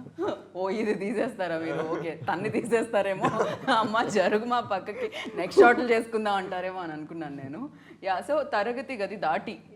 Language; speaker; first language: Telugu; native; Telugu